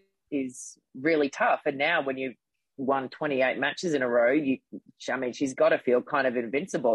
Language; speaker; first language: English; native; English